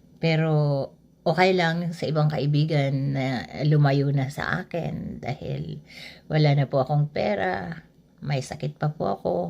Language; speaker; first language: Filipino; native; Filipino